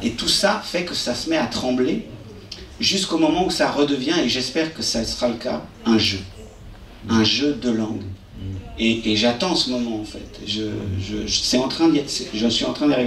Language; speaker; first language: French; native; French